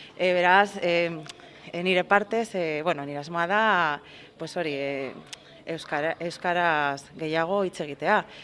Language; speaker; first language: Basque; non-native, local second language; Spanish